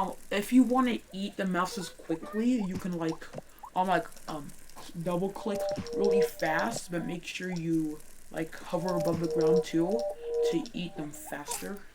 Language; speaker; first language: English; native; English